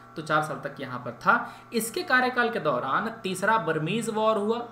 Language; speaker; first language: Hindi; native; Hindi